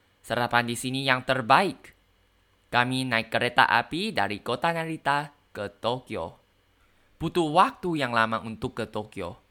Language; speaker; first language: Indonesian; non-native, learner; Thai